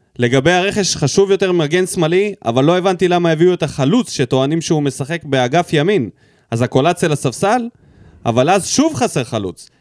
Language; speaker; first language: Hebrew; early bilingual, other home language; Russian